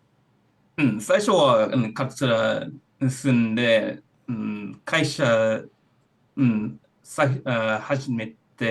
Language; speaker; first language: Japanese; non-native, learner; English